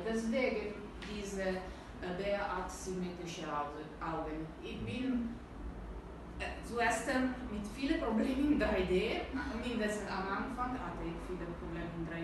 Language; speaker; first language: German; non-native, learner; Italian